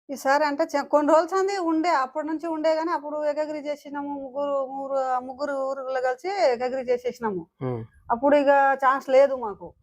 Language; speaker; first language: Telugu; non-native, local second language; Lambadi